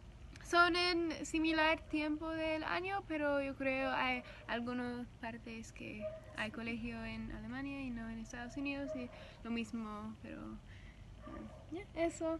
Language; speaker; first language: Spanish; non-native, learner; English